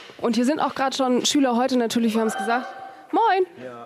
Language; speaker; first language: German; native; German